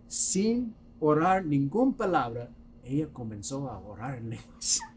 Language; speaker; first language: Spanish; non-native, fluent; English